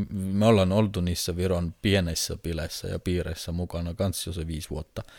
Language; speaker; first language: Finnish; non-native, fluent; Estonian